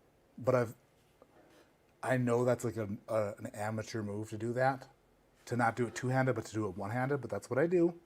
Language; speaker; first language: English; native; English